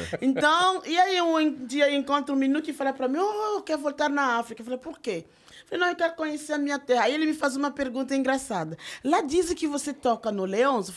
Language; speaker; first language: Portuguese; non-native, fluent; French